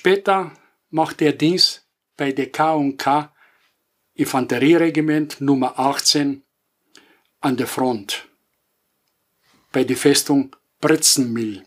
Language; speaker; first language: German; non-native, fluent; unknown